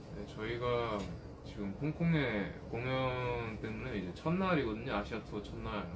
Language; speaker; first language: Korean; native; Korean